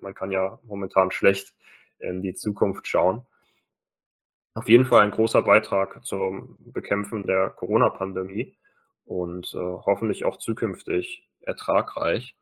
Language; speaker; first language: German; native; German